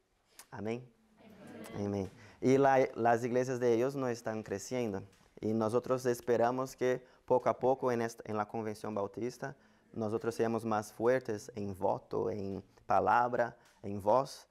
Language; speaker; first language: Spanish; non-native, fluent; Portuguese